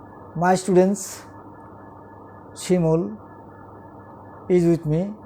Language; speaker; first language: English; non-native, local second language; Bangla